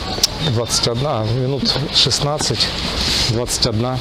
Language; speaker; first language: Russian; native; Russian